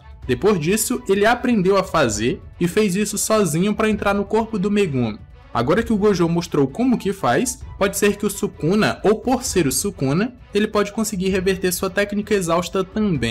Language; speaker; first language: Portuguese; native; Portuguese